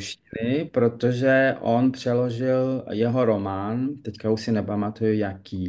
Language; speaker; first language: Czech; early bilingual, heritage; French